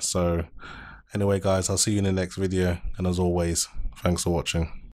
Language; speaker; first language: English; native; English